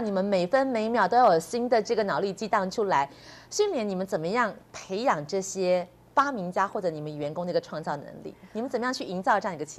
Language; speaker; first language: Chinese; native; Chinese